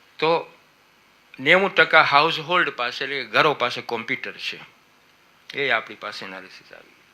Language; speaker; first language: Gujarati; early bilingual, heritage; Gujarati